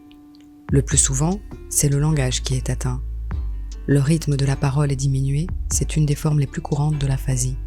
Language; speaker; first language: French; native; French